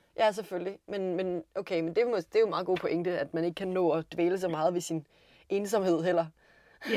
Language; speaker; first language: Danish; native; Danish